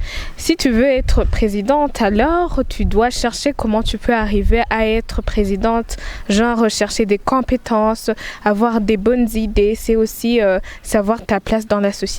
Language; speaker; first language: French; non-native, local second language; Rundi